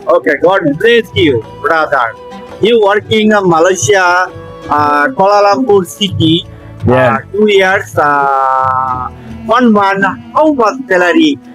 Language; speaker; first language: English; non-native, learner; Bangla